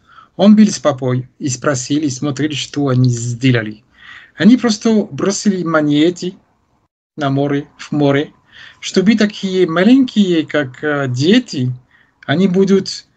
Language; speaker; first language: Russian; non-native, fluent; French